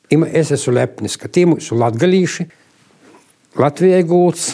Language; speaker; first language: Latvian; native; Latvian